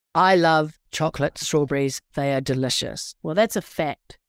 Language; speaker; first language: English; native; English